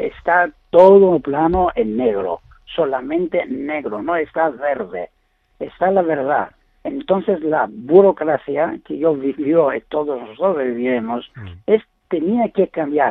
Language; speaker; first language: Spanish; non-native, learner; Greek